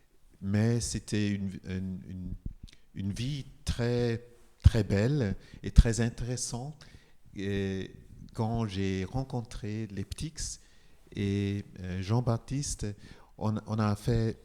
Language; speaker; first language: French; non-native, fluent; Igbo